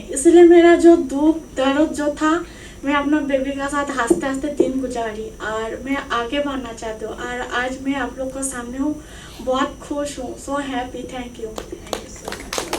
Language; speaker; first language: Hindi; non-native, local second language; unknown